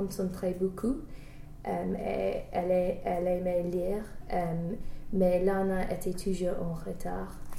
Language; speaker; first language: French; non-native, learner; English